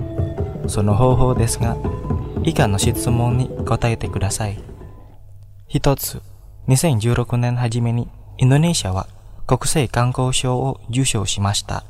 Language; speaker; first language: Japanese; non-native, fluent; Indonesian